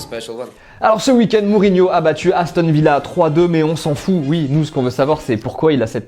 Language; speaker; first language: French; native; French